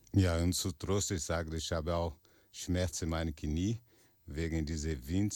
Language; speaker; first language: German; non-native, learner; Portuguese